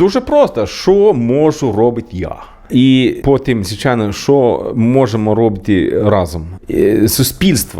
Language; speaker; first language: Ukrainian; non-native, learner; Swedish